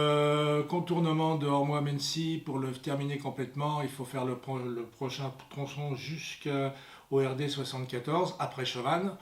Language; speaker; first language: French; native; French